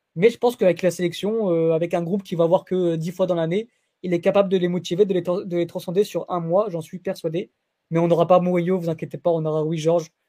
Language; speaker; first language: French; early bilingual, other home language; Portuguese